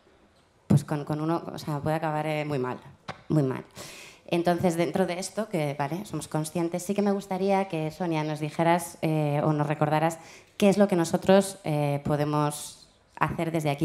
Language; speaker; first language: Spanish; native; Spanish